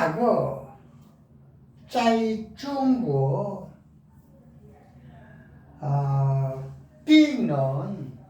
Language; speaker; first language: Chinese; non-native, learner; Korean